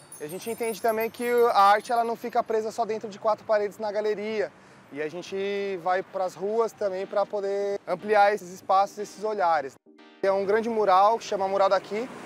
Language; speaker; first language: Portuguese; native; Portuguese